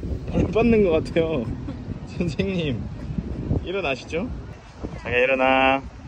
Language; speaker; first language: Korean; early bilingual, heritage; Korean